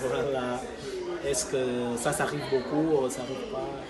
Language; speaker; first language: French; non-native, learner; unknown